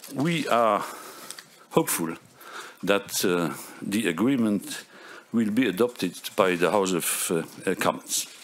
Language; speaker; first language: English; non-native, fluent; Luxembourgish